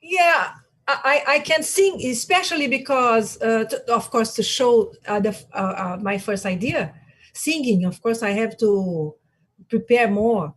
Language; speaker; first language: English; non-native, learner; Portuguese